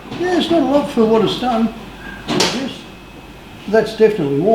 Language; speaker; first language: English; native; English